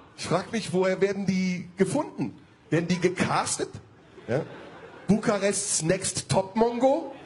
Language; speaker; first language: German; early bilingual, other home language; Turkish